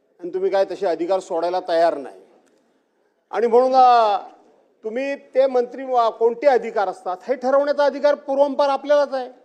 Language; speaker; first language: Marathi; native; Marathi